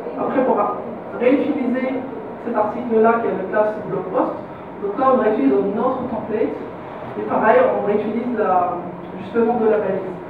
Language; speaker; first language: French; non-native, local second language; Arabic